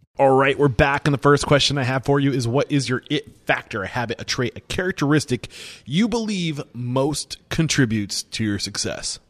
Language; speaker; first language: English; native; English